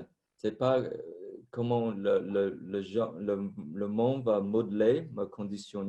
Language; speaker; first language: French; non-native, fluent; Vietnamese